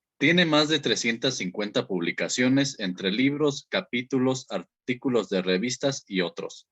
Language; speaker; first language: Spanish; native; Spanish